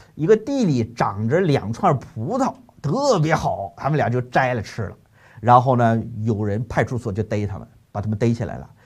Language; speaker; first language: Chinese; native; Chinese